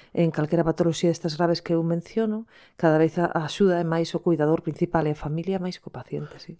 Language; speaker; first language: Galician; non-native, local second language; Spanish